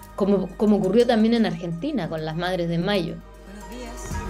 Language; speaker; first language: Spanish; native; Spanish